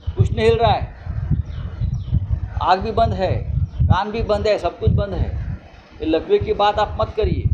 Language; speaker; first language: Hindi; non-native, local second language; Marathi